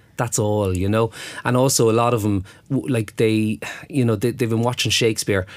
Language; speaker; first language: English; native; English